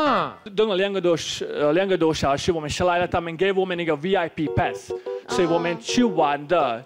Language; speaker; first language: Chinese; non-native, fluent; Slovak